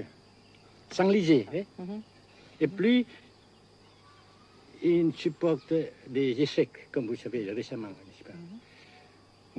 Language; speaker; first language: French; non-native, fluent; Vietnamese